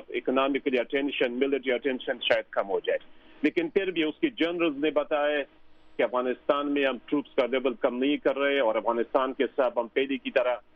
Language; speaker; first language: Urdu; non-native, fluent; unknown